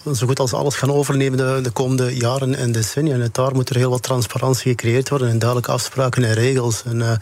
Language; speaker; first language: Dutch; native; Dutch